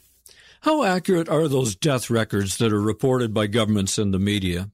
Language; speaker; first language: English; native; English